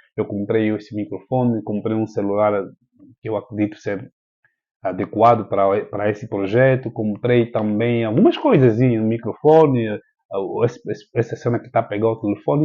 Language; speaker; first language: Portuguese; native; Portuguese